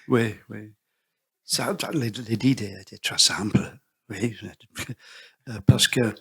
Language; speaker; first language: French; non-native, learner; English